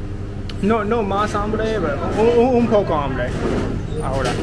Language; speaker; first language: Spanish; non-native, learner; English